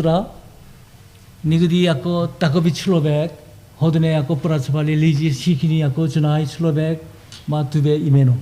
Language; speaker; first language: Czech; non-native, learner; Korean